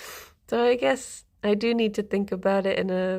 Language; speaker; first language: English; native; English